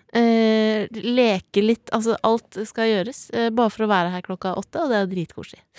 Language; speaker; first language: Norwegian; native; Norwegian